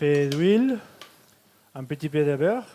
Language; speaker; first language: French; non-native, fluent; Catalan